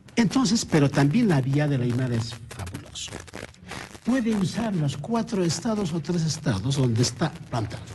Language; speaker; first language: Spanish; non-native, local second language; Aymara